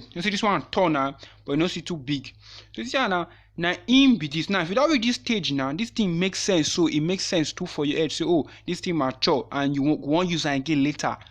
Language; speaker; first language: Nigerian Pidgin; non-native, local second language; Yoruba